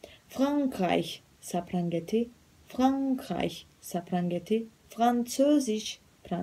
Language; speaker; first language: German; non-native, fluent; Georgian